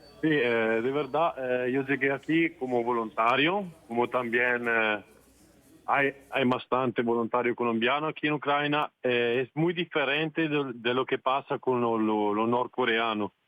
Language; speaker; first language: Spanish; non-native, fluent; Italian